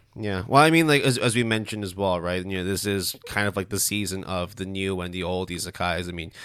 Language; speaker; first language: English; non-native, fluent; Cantonese